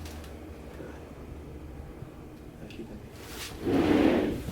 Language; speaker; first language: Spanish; early bilingual, heritage; English